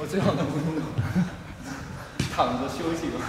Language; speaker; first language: Chinese; native; Chinese